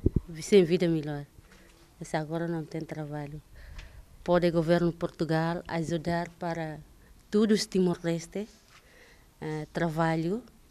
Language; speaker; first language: Portuguese; non-native, learner; Tetum